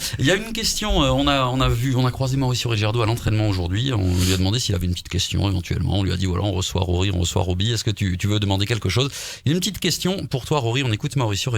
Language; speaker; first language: French; native; French